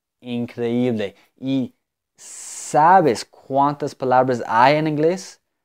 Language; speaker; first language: Spanish; non-native, fluent; English